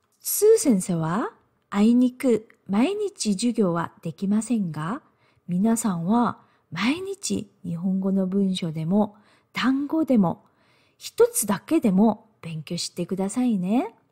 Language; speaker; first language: Japanese; non-native, fluent; Korean